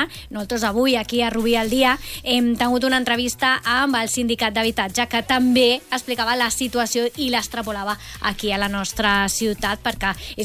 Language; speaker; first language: Catalan; native; Catalan